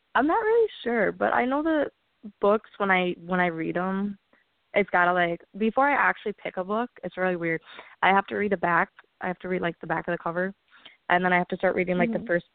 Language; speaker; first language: English; native; English